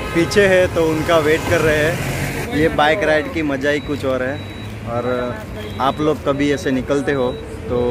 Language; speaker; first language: Hindi; non-native, local second language; Gujarati